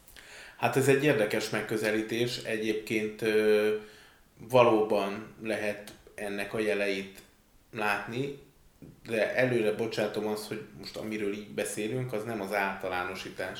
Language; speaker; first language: Hungarian; native; Hungarian